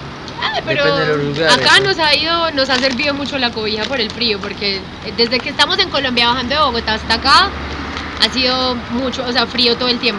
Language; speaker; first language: Spanish; native; Spanish